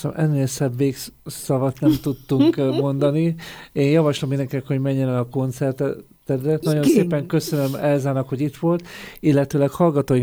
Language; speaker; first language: Hungarian; native; Hungarian